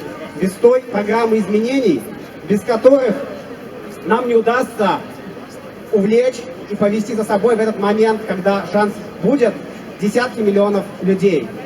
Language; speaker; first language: Russian; native; Russian